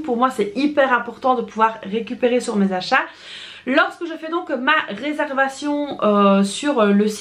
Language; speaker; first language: French; native; French